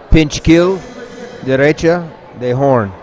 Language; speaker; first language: Spanish; non-native, learner; English